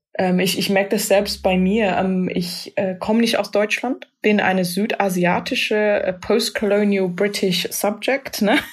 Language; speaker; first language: German; non-native, fluent; English